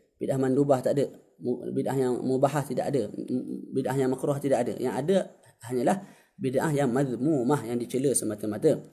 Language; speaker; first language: Malay; native; Malay